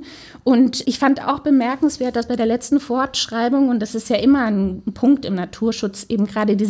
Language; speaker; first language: German; native; German